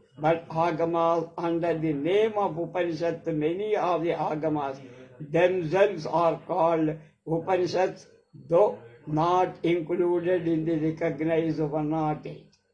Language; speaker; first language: English; non-native, local second language; Telugu